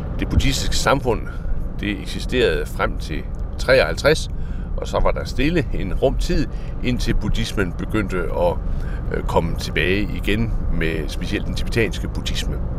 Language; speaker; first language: Danish; native; Danish